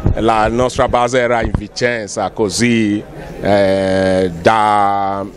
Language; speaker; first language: Italian; non-native, fluent; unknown